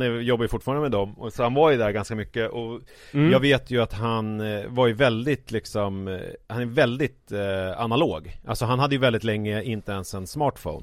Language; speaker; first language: Swedish; native; Swedish